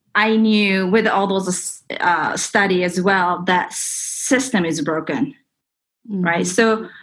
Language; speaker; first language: English; non-native, fluent; Japanese